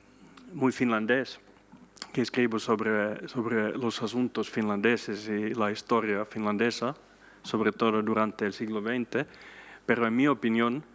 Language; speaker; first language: Spanish; non-native, fluent; Swedish